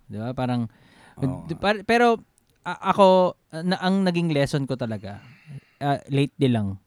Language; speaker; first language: Filipino; native; Filipino